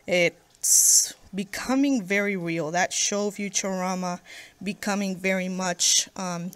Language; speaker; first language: English; native; English